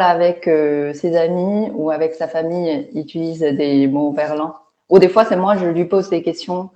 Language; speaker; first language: French; non-native, fluent; Chinese